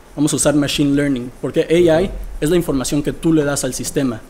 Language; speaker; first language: Spanish; early bilingual, heritage; Spanish